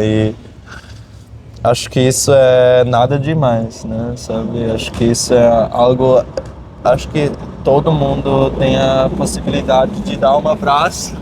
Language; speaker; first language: Portuguese; non-native, fluent; German